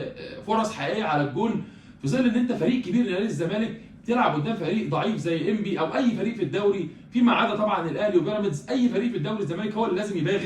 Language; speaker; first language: Arabic; native; Arabic